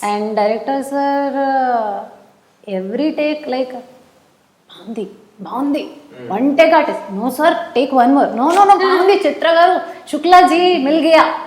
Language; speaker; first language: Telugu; non-native, learner; Hindi